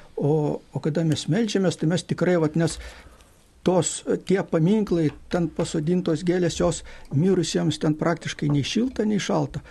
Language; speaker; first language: Lithuanian; native; Lithuanian